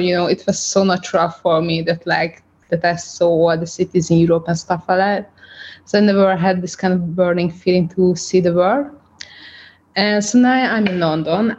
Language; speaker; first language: English; non-native, fluent; Hungarian